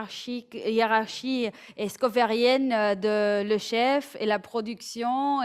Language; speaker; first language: French; non-native, fluent; Spanish